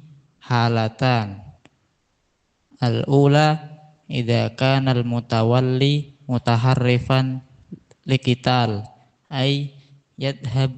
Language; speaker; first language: Arabic; non-native, learner; Indonesian